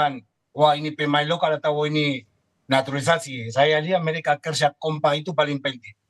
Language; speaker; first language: Indonesian; non-native, fluent; Spanish